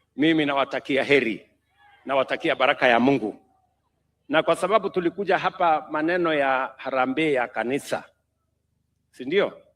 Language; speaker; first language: Swahili; non-native, local second language; Kalenjin